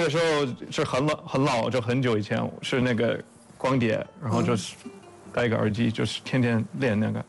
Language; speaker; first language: Chinese; non-native, fluent; English